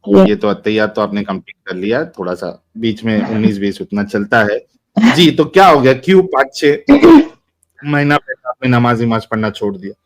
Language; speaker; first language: Hindi; native; Hindi